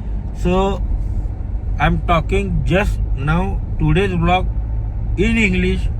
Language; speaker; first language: English; non-native, learner; Marathi